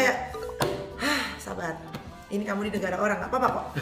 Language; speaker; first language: Indonesian; native; Indonesian